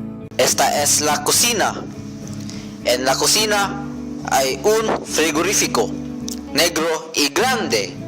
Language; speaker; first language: Spanish; non-native, learner; Cebuano